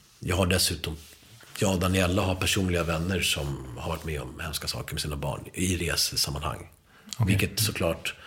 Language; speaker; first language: Swedish; early bilingual, other home language; Spanish